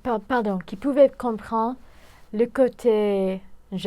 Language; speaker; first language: French; non-native, fluent; English